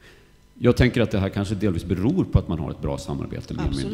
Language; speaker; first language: Swedish; native; Swedish